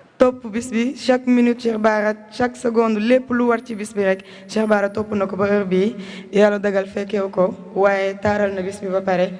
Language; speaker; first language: Wolof; non-native, local second language; Jola-Fonyi